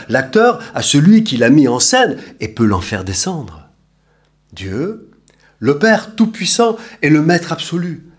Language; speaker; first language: French; native; French